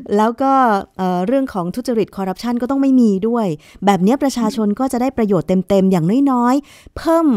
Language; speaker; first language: Thai; native; Thai